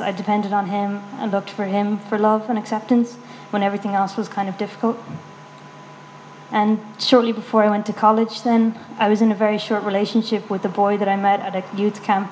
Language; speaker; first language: English; native; English